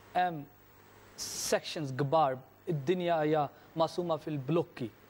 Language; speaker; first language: Maltese; non-native, fluent; Urdu